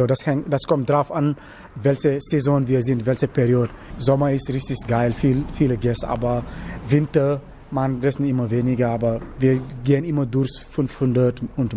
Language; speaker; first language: German; non-native, learner; Wolof